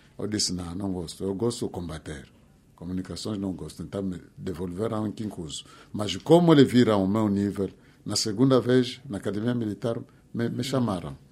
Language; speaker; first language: Portuguese; non-native, fluent; Kongo